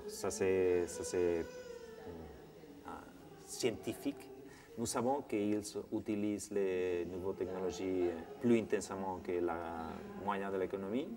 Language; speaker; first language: French; non-native, fluent; Spanish